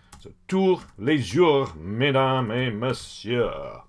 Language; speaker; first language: French; non-native, fluent; English